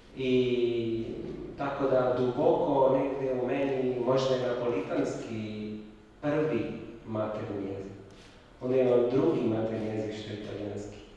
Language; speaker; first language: Serbian; non-native, fluent; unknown